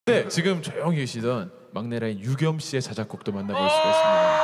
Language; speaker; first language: Korean; native; Korean